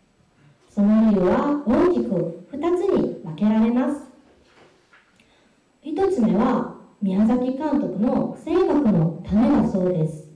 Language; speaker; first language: Japanese; non-native, fluent; Korean